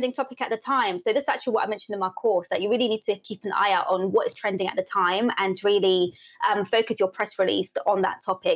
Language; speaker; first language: English; native; English